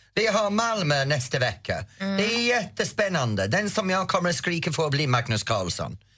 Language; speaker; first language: Swedish; non-native, fluent; English